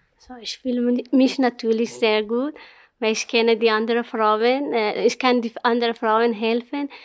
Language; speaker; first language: German; non-native, learner; Persian